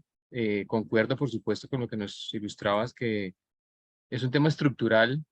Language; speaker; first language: Spanish; native; Spanish